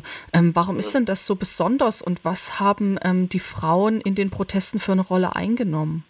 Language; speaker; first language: German; native; German